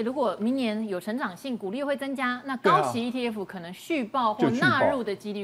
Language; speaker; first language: Chinese; native; Chinese